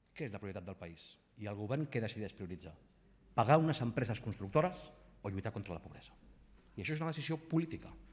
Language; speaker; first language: Catalan; non-native, local second language; Spanish